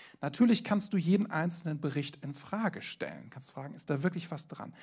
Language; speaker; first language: German; native; German